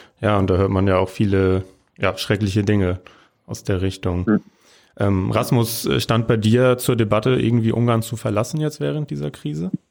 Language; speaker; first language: German; native; German